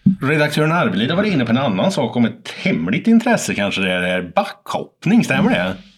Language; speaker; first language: Swedish; native; Swedish